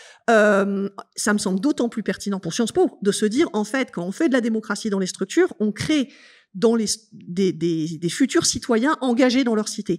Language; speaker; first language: French; native; French